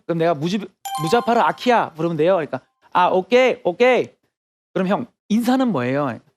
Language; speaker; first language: Korean; native; Korean